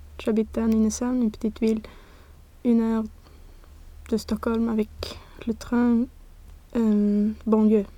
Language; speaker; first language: French; non-native, learner; Swedish